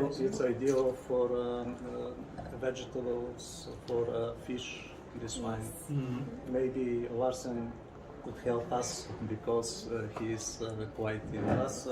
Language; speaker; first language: English; non-native, fluent; Bulgarian